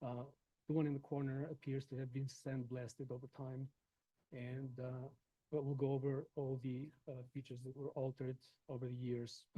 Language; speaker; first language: English; non-native, fluent; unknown